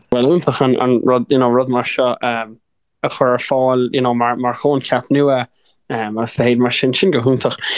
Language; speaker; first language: Irish; non-native, local second language; English